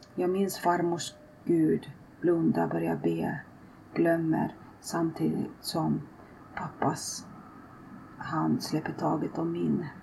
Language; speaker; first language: Swedish; early bilingual, other home language; Finnish